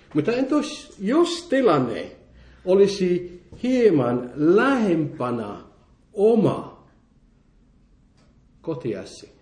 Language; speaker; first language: Finnish; non-native, fluent; French